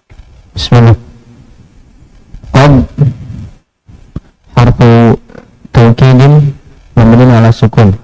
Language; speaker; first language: Arabic; non-native, learner; Indonesian